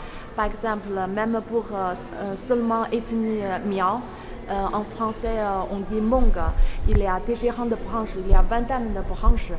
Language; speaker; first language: French; non-native, learner; Chinese